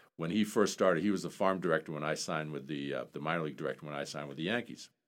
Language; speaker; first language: English; native; English